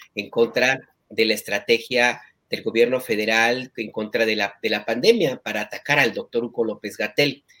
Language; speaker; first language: Spanish; native; Spanish